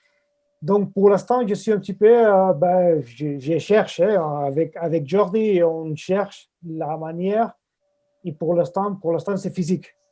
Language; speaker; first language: French; non-native, fluent; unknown